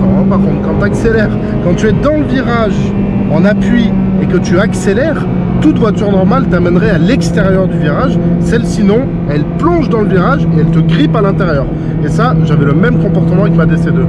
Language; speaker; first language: French; native; French